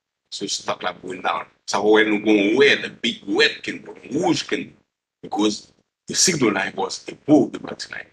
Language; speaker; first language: English; non-native, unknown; Haitian Creole